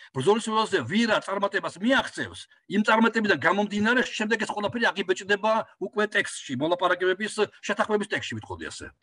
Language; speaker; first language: Georgian; native; Georgian